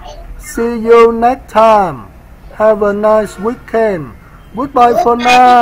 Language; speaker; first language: English; non-native, learner; Vietnamese